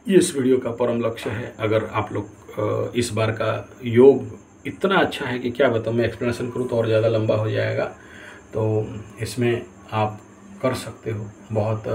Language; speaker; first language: Hindi; non-native, local second language; Odia